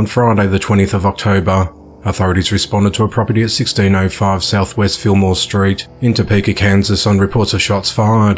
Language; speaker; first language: English; native; English